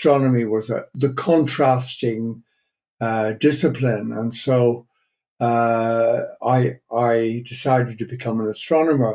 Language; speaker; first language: English; native; English